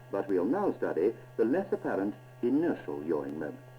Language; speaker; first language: English; native; English